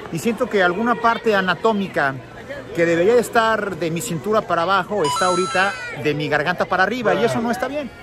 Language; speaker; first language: Spanish; native; Spanish